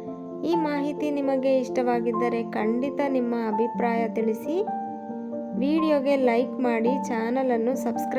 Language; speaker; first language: Kannada; native; Kannada